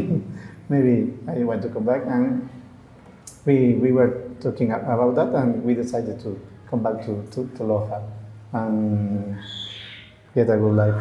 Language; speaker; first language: English; non-native, learner; Spanish